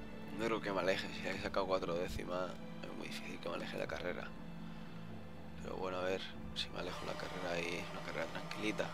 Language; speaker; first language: Spanish; native; Spanish